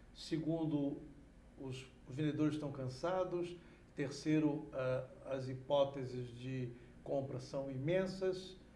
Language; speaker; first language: Portuguese; native; Portuguese